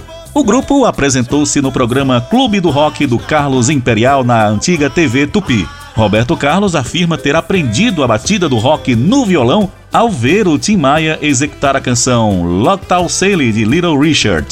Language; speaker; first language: Portuguese; native; Portuguese